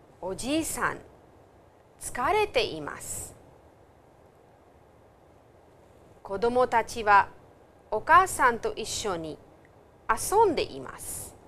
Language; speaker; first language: Japanese; non-native, fluent; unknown